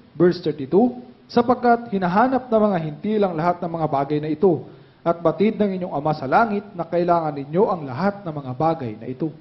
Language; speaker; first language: Filipino; native; Filipino